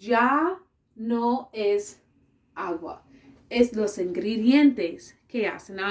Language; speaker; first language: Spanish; non-native, learner; English